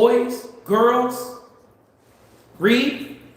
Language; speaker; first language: English; native; English